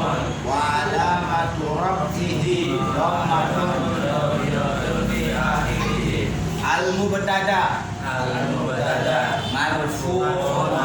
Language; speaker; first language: Arabic; non-native, fluent; Indonesian